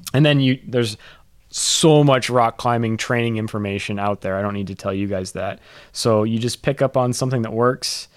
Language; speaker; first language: English; native; English